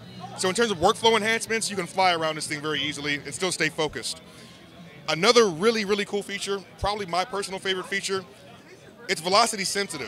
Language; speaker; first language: English; native; English